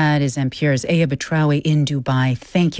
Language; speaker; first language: English; native; English